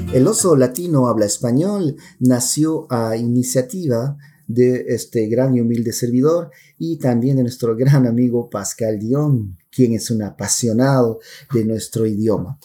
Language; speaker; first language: Spanish; native; Spanish